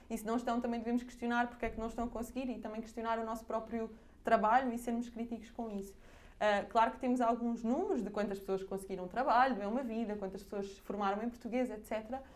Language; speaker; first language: Portuguese; native; Portuguese